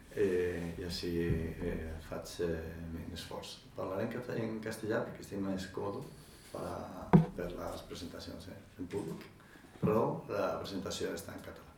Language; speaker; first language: Catalan; non-native, local second language; Spanish